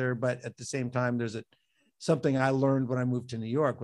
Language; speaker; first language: English; native; English